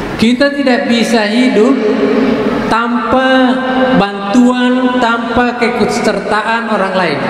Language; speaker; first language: Indonesian; non-native, local second language; Buginese